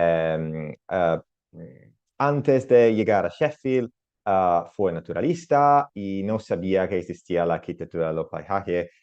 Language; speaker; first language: Spanish; non-native, learner; Italian